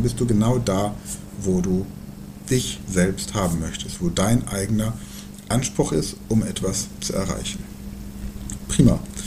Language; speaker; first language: German; native; German